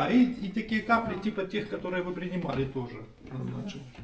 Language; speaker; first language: Russian; native; Russian